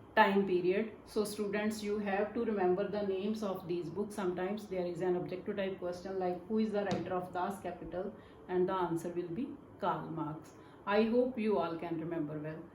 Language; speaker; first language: English; non-native, local second language; Punjabi